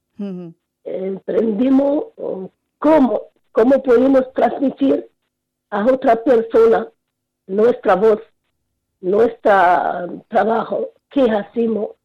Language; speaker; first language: Spanish; non-native, fluent; Arabic